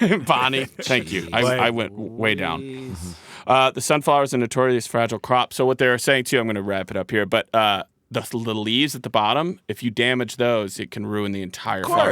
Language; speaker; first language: English; native; English